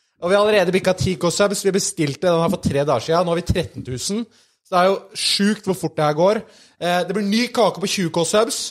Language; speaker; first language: Norwegian; native; Norwegian